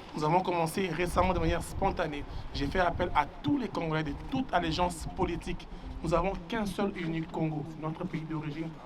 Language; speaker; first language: French; non-native, local second language; Lingala